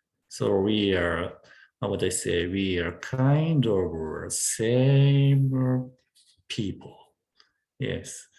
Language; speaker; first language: English; non-native, learner; Japanese